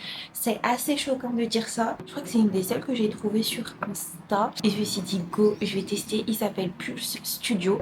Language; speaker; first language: French; non-native, local second language; Arabic